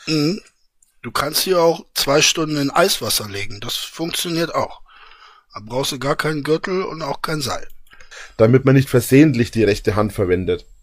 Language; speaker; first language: German; native; German